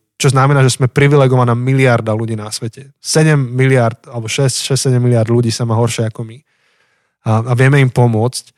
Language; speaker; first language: Slovak; native; Slovak